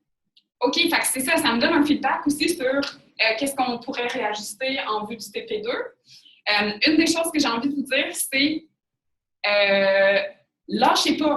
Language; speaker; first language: French; native; French